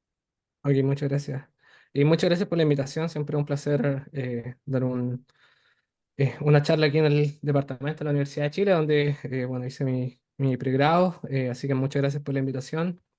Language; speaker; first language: Spanish; native; Spanish